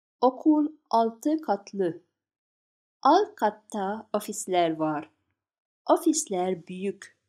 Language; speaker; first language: Turkish; non-native, fluent; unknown